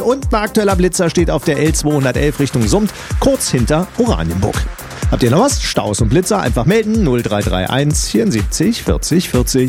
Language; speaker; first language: German; native; German